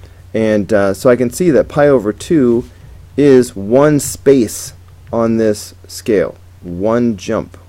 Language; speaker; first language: English; native; English